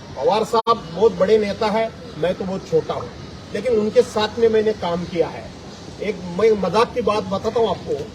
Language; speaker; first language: Hindi; non-native, local second language; Marathi